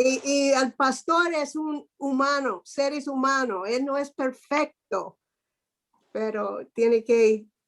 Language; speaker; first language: Spanish; non-native, fluent; English